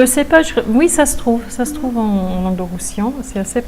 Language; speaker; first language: French; native; French